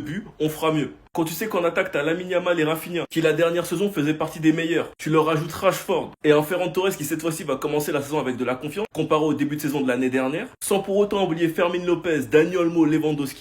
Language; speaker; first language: French; native; French